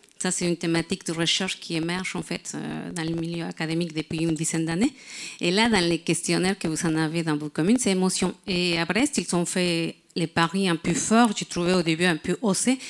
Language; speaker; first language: French; non-native, fluent; Spanish